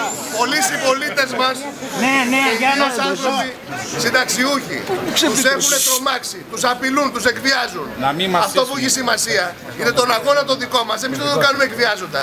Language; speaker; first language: Greek; native; Greek